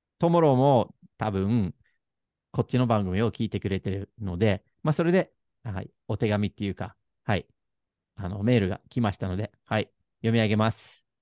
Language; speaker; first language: Japanese; non-native, fluent; English